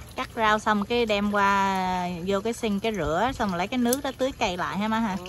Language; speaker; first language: Vietnamese; native; Vietnamese